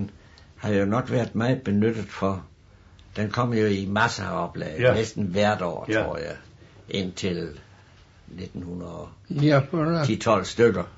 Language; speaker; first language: Danish; native; Danish